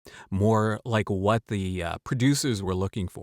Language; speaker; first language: English; native; English